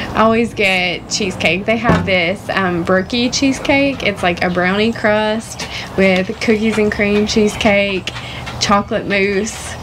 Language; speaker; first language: English; native; English